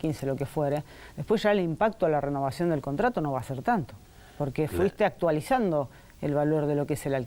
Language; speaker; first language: Spanish; native; Spanish